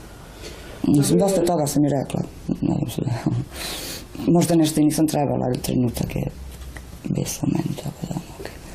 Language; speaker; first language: Bosnian; native; Bosnian